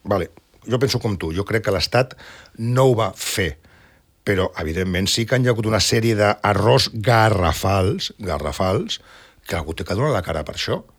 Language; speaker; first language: Catalan; non-native, local second language; Spanish